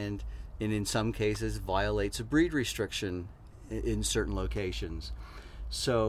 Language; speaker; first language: English; native; English